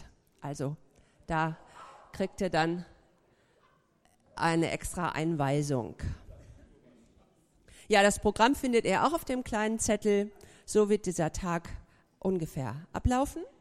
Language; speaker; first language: German; native; German